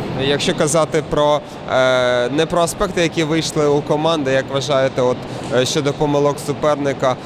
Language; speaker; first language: Ukrainian; native; Ukrainian